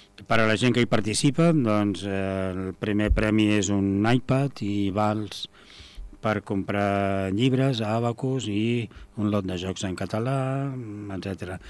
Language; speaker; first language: Catalan; native; Catalan